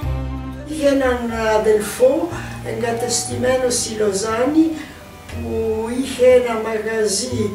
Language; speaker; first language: Greek; early bilingual, heritage; Greek